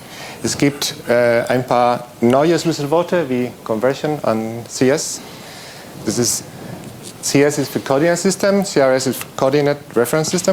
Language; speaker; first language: German; non-native, fluent; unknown